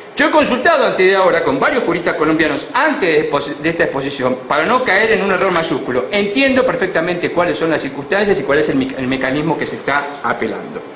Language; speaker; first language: Spanish; native; Spanish